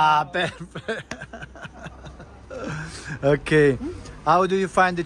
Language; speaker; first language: English; non-native, fluent; Italian